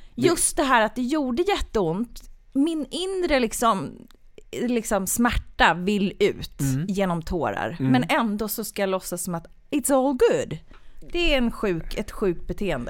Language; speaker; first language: Swedish; native; Swedish